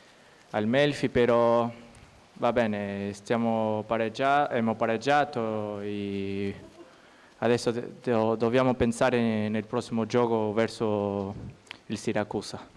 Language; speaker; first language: Italian; non-native, learner; Portuguese